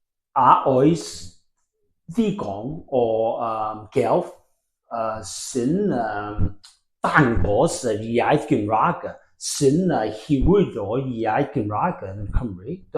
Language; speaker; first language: Welsh; non-native, learner; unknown